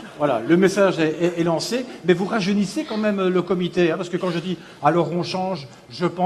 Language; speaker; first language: French; native; French